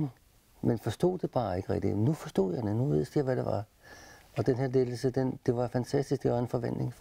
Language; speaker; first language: Danish; native; Danish